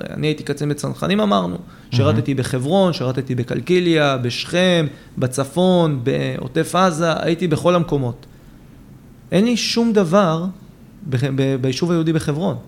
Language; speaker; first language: Hebrew; native; Hebrew